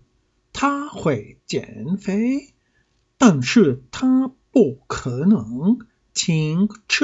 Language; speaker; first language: Chinese; non-native, learner; English